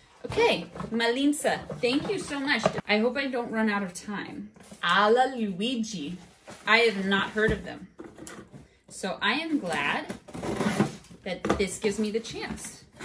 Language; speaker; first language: English; native; English